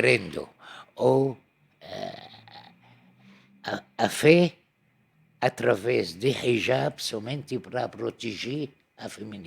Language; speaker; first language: Portuguese; non-native, learner; Arabic